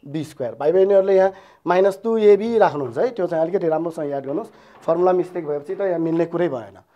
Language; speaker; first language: Nepali; non-native, local second language; Newari